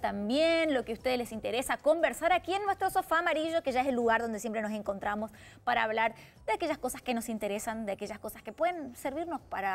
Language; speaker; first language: Spanish; native; Spanish